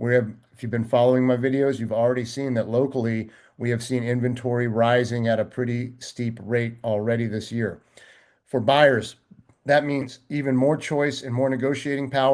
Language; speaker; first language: English; native; English